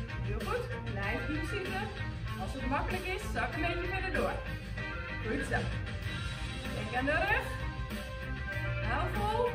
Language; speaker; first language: Dutch; native; Dutch